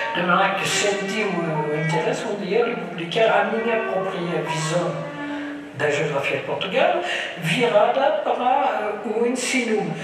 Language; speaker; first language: Portuguese; non-native, fluent; French